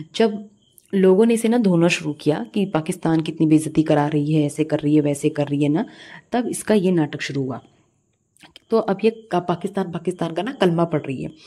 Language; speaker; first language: Hindi; native; Hindi